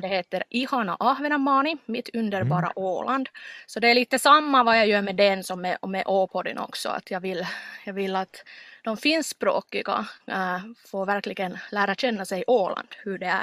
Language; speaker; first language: Swedish; non-native, local second language; Finnish